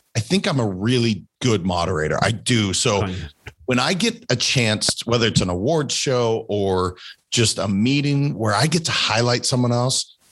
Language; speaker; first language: English; native; English